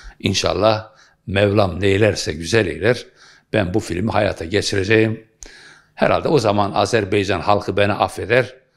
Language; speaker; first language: Turkish; native; Turkish